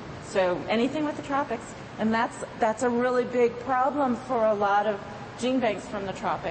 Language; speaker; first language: English; native; English